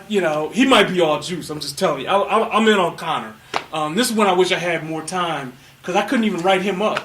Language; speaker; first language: English; native; English